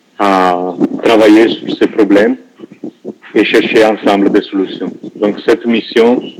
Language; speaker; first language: French; non-native, learner; Italian